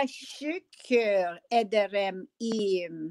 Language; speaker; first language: Turkish; non-native, learner; English